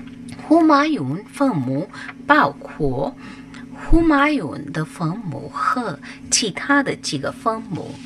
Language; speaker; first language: Chinese; non-native, learner; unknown